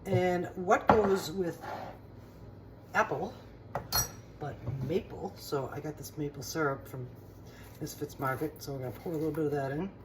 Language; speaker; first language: English; native; English